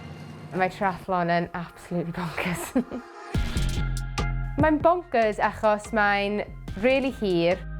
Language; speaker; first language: Welsh; non-native, local second language; English